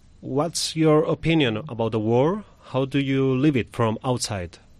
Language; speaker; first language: English; non-native, learner; Spanish